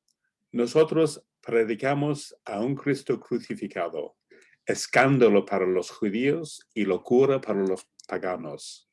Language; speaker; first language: Spanish; non-native, fluent; English